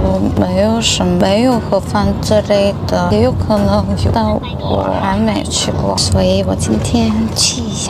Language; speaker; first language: Chinese; non-native, fluent; Korean